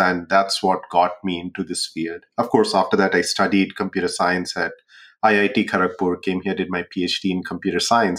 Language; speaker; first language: English; non-native, local second language; Hindi